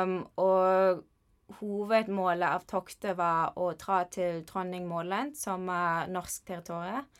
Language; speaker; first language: Norwegian; non-native, fluent; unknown